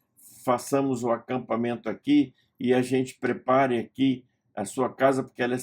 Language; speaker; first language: Portuguese; native; Portuguese